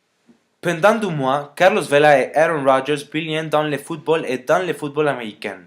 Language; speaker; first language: French; non-native, learner; Spanish